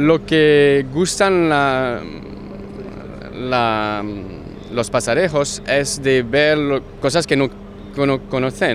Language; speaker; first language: Spanish; non-native, learner; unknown